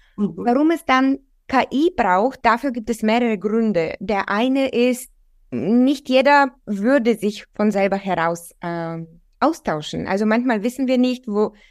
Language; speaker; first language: German; non-native, fluent; Bulgarian